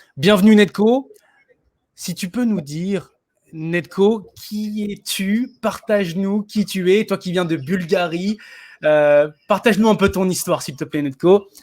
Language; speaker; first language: French; native; French